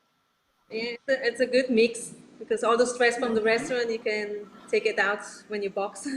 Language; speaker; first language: English; non-native, learner; Italian